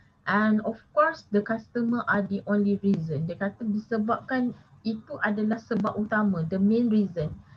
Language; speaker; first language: English; non-native, local second language; Malay